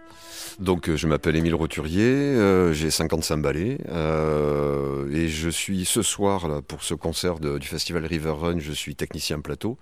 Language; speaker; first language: French; native; French